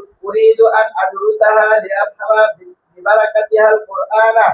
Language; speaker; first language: Arabic; non-native, learner; Bangla